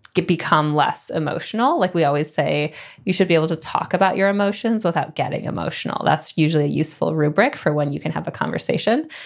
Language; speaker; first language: English; native; English